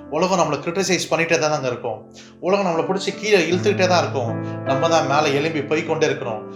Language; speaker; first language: Tamil; early bilingual, heritage; Tamil